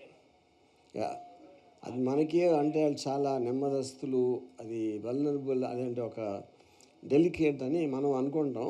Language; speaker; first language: Telugu; native; Telugu